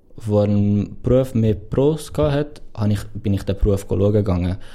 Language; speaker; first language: German; non-native, fluent; Portuguese